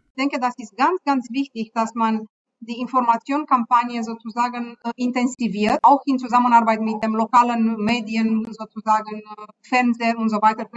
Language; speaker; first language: German; non-native, fluent; Romanian